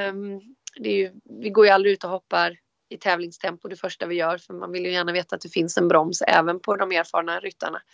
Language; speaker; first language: Swedish; native; Swedish